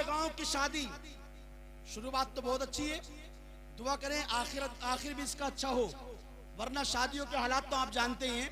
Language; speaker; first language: Hindi; native; Hindi